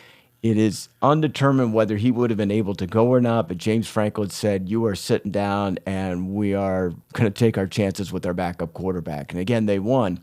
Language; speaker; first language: English; native; English